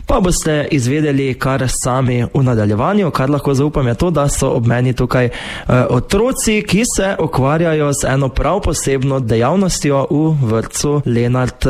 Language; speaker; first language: Slovenian; native; Slovenian